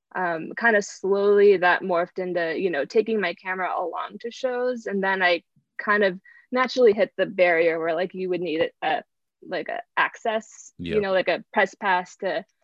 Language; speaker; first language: English; early bilingual, other home language; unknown